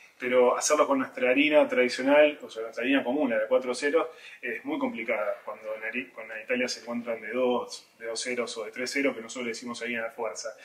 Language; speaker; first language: Spanish; native; Spanish